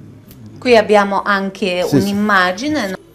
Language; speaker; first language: Italian; native; Italian